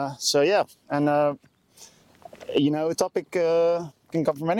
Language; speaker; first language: English; non-native, fluent; Dutch